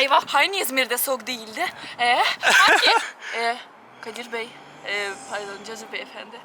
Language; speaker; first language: Turkish; non-native, fluent; Russian